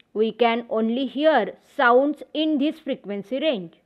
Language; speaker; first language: English; non-native, local second language; Marathi